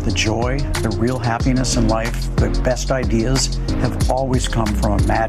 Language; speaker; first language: English; native; English